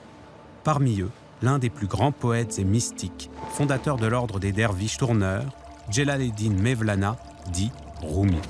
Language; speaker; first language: French; native; French